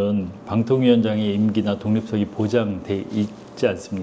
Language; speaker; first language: Korean; native; Korean